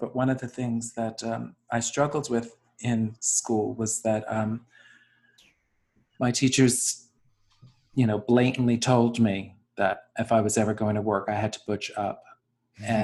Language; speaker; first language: English; native; English